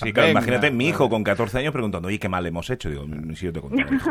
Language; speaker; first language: Spanish; early bilingual, other home language; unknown